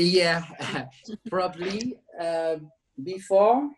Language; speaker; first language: English; non-native, learner; French